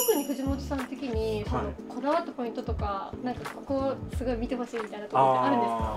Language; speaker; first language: Japanese; native; Japanese